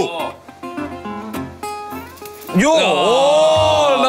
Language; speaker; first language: English; non-native, learner; Korean